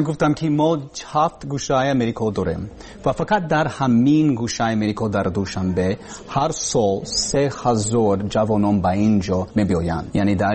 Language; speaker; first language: Persian; non-native, learner; English